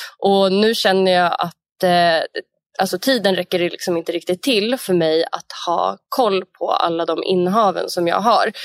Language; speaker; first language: Swedish; native; Swedish